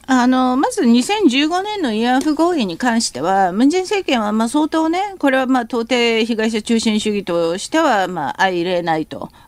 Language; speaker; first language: Japanese; non-native, fluent; Korean